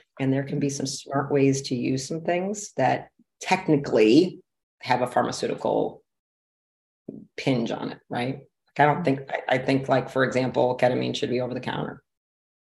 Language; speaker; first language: English; native; English